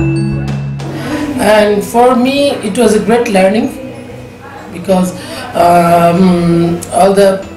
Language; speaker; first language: English; non-native, local second language; Bangla